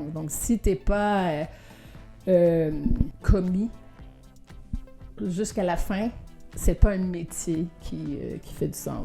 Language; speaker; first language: French; non-native, fluent; Danish